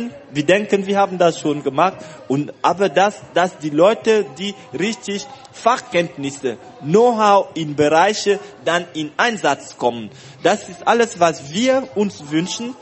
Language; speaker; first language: German; non-native, fluent; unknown